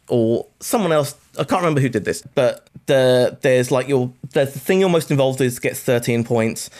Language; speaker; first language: English; native; English